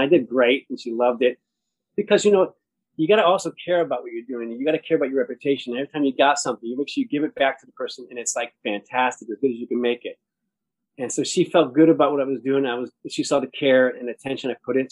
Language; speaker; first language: English; native; English